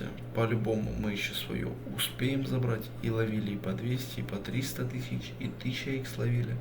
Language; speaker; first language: Russian; native; Russian